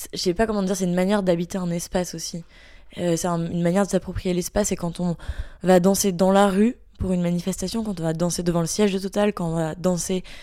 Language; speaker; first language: French; native; French